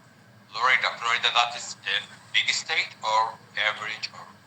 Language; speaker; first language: English; non-native, learner; Arabic